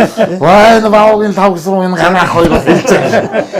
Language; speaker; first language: Mongolian; native; Mongolian